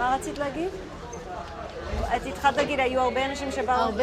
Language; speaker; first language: Hebrew; native; Hebrew